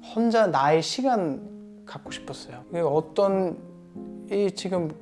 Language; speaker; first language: Korean; non-native, fluent; German